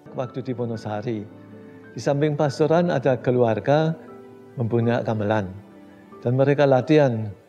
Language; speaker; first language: Indonesian; non-native, fluent; German